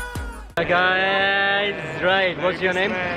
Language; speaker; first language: English; non-native, local second language; Urdu